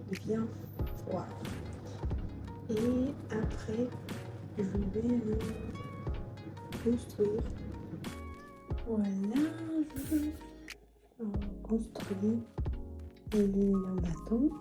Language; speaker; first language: French; non-native, fluent; Russian